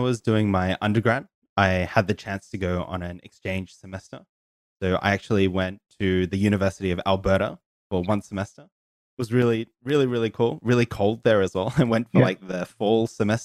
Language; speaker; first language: English; native; English